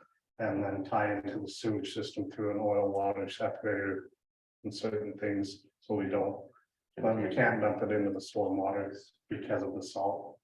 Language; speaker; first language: English; native; English